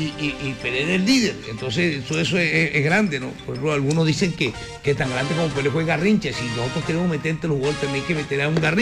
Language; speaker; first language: Spanish; native; Spanish